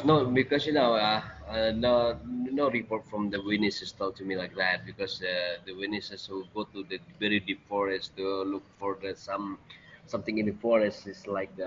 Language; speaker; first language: English; non-native, learner; Indonesian